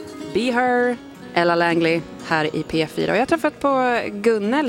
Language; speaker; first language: Swedish; native; Swedish